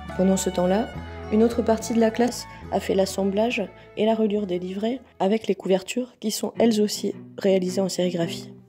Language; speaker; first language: French; native; French